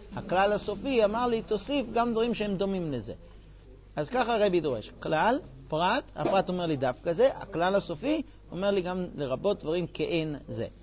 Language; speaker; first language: Hebrew; non-native, fluent; English